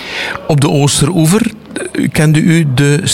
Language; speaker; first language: Dutch; native; Dutch